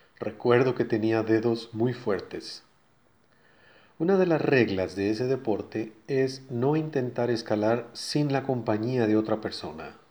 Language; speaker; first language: Spanish; native; Spanish